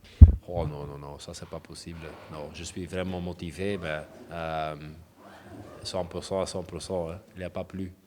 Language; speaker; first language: French; non-native, local second language; Dutch